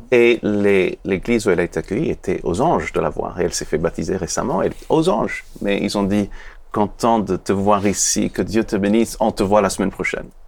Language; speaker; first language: French; non-native, fluent; Hebrew